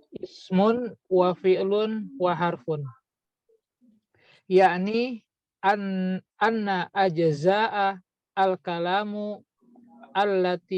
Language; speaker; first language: Arabic; non-native, learner; Indonesian